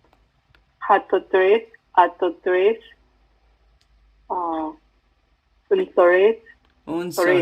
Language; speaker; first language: Assamese; non-native, learner; Japanese